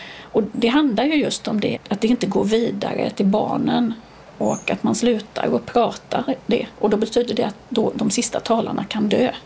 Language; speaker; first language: Swedish; native; Swedish